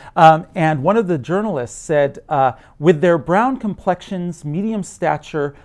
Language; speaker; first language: English; early bilingual, other home language; Arabic